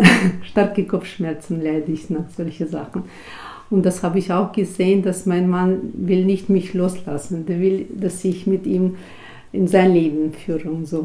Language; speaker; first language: German; non-native, fluent; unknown